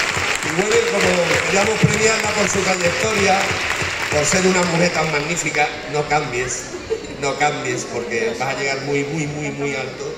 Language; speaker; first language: Spanish; native; Spanish